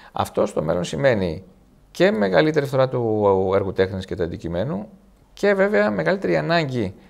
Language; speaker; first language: Greek; native; Greek